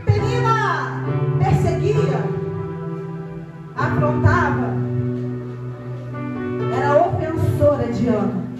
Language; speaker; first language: Portuguese; native; Portuguese